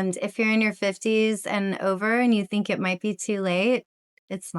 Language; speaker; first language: English; native; English